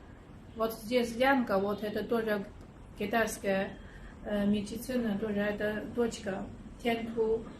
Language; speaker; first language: Russian; non-native, learner; Chinese